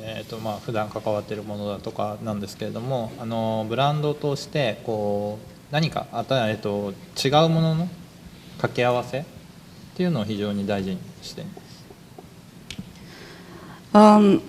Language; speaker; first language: Japanese; native; Japanese